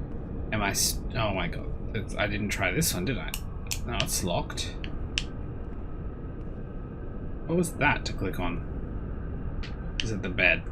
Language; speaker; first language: English; native; English